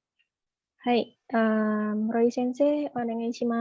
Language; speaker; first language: Japanese; non-native, fluent; Indonesian